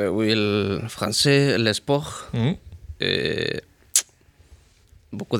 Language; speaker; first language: French; non-native, learner; Spanish